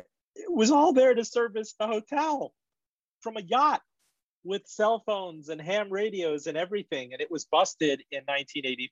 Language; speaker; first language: English; early bilingual, other home language; Persian